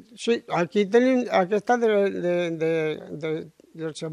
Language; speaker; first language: Catalan; non-native, local second language; Spanish